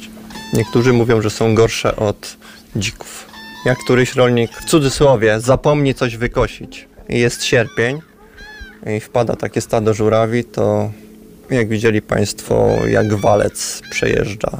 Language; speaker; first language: Polish; native; Polish